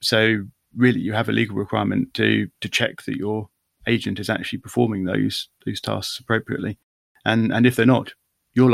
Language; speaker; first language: English; native; English